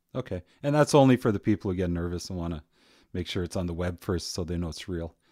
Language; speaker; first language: English; native; English